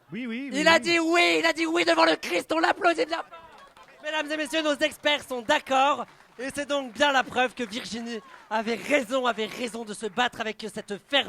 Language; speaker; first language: French; native; French